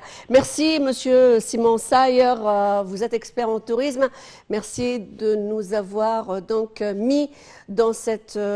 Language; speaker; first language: French; non-native, fluent; Arabic